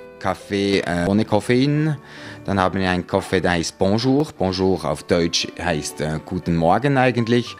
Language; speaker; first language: German; native; German